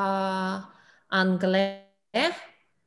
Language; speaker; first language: French; non-native, learner; English